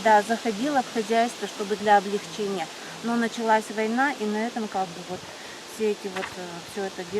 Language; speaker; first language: Russian; native; Russian